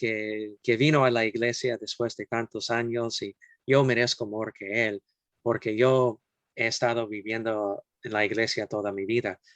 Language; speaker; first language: Spanish; non-native, fluent; English